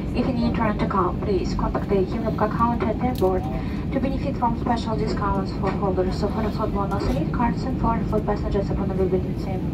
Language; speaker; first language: English; non-native, learner; Russian